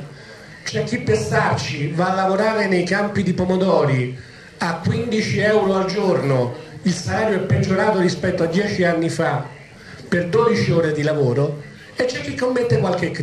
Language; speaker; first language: Italian; native; Italian